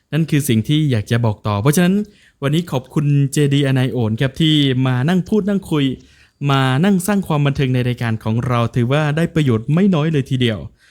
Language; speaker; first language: Thai; non-native, local second language; Northern Khmer